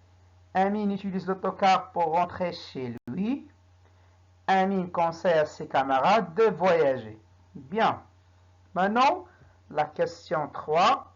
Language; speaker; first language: French; non-native, local second language; Arabic